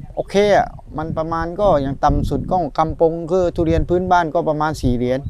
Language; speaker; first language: Thai; non-native, fluent; Malay